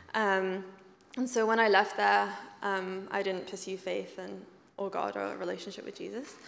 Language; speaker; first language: English; native; English